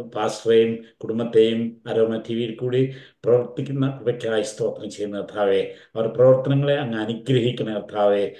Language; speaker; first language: Malayalam; native; Malayalam